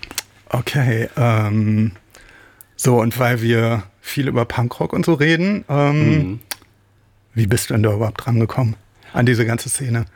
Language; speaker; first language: German; native; German